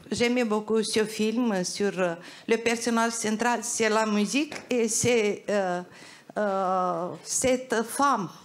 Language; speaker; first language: French; non-native, fluent; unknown